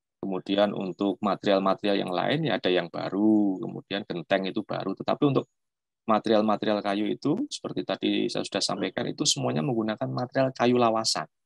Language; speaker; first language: Indonesian; non-native, local second language; Javanese